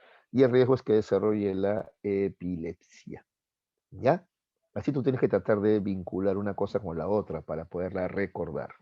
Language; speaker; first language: Spanish; native; Spanish